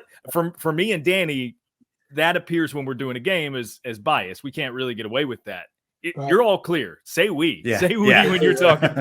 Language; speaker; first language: English; native; English